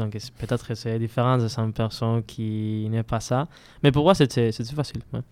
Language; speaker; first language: French; non-native, learner; Spanish